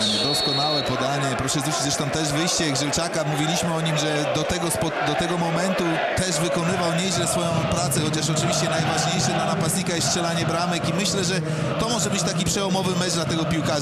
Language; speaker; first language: Polish; native; Polish